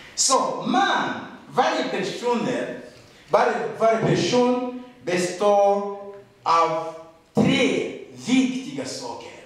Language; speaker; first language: Swedish; non-native, learner; Rundi